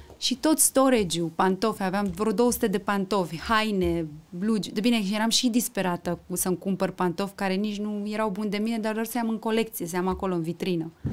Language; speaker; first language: Romanian; early bilingual, heritage; Romanian